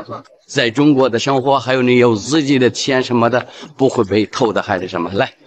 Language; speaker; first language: Chinese; non-native, fluent; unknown